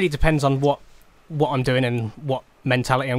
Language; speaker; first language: English; native; English